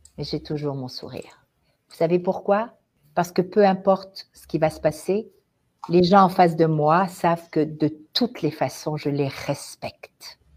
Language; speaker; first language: French; non-native, local second language; Arabic